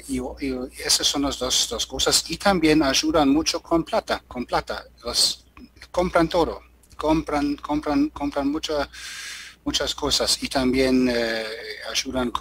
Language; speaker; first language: Spanish; non-native, learner; German